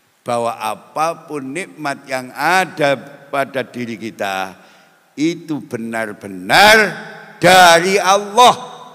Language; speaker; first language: Indonesian; non-native, local second language; Javanese